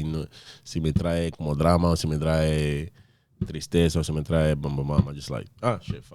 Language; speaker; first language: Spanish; early bilingual, other home language; English